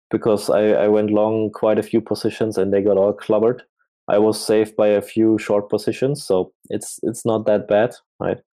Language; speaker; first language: English; non-native, fluent; German